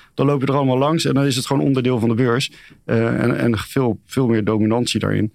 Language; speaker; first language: Dutch; native; Dutch